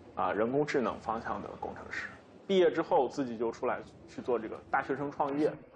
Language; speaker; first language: Chinese; native; Chinese